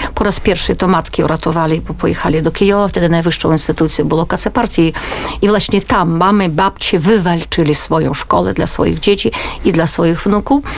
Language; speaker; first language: Polish; early bilingual, heritage; Polish